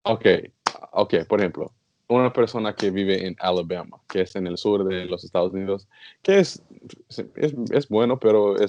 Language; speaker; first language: Spanish; non-native, learner; English